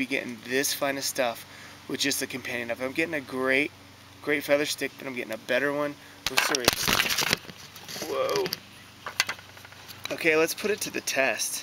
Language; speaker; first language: English; native; English